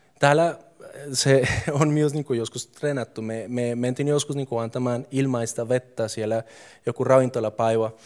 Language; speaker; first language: Finnish; non-native, fluent; Spanish